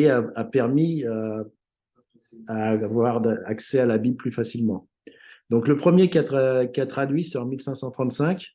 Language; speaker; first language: French; native; French